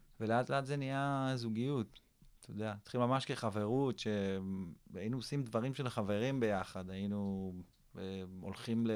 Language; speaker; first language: Hebrew; early bilingual, other home language; English